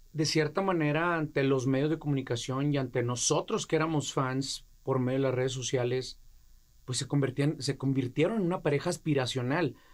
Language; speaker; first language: Spanish; native; Spanish